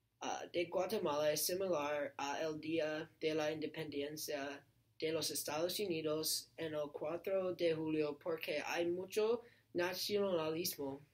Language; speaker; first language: Spanish; non-native, learner; English